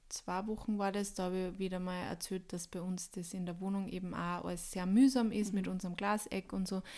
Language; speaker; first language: German; native; German